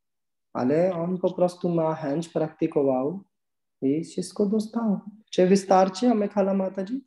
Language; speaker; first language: Polish; non-native, learner; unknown